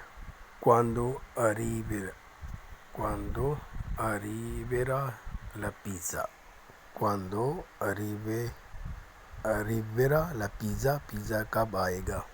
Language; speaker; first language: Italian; non-native, learner; Urdu